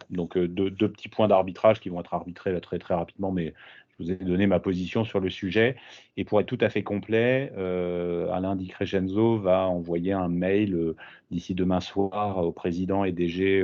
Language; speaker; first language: French; native; French